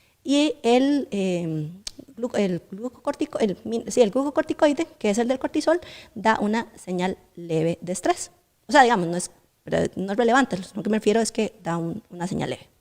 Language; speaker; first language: Spanish; native; Spanish